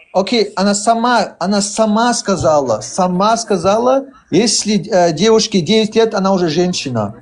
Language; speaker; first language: Russian; early bilingual, heritage; Chechen